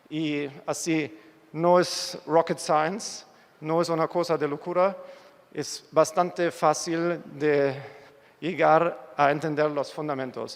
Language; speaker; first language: Spanish; non-native, fluent; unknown